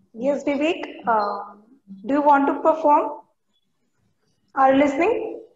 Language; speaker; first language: English; non-native, local second language; Hindi